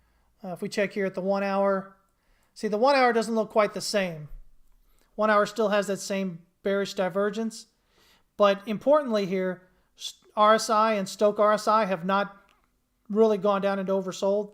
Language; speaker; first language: English; native; English